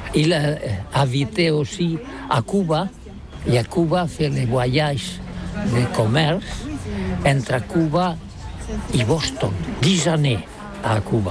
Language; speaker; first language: French; non-native, learner; Catalan